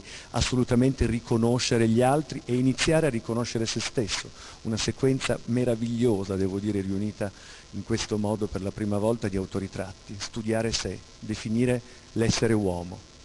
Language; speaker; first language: Italian; native; Italian